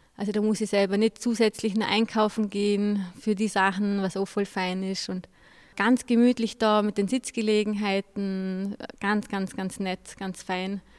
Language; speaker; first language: German; native; German